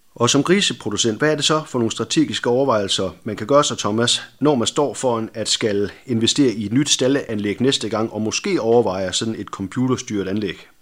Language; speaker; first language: Danish; native; Danish